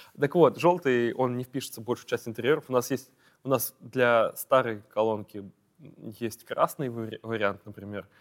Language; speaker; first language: Russian; native; Russian